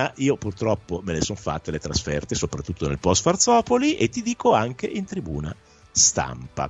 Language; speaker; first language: Italian; native; Italian